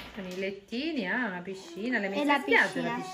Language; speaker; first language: Italian; native; Italian